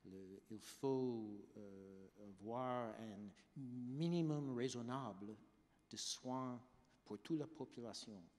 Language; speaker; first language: French; non-native, fluent; English